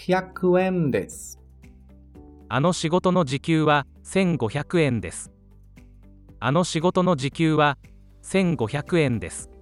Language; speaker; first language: Japanese; non-native, learner; Portuguese